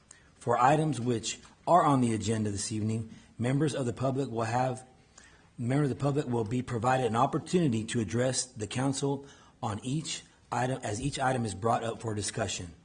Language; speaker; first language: English; native; English